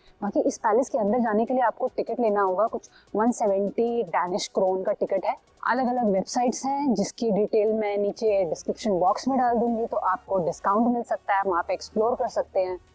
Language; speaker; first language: Hindi; native; Hindi